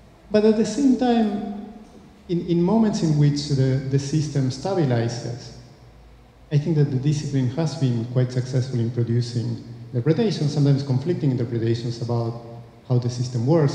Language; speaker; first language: English; non-native, fluent; Spanish